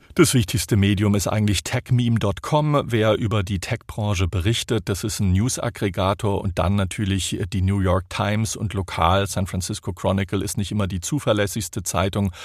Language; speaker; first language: German; native; German